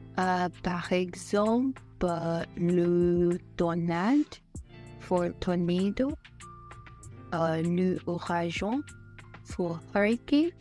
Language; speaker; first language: French; non-native, learner; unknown